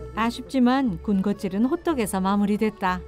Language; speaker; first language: Korean; native; Korean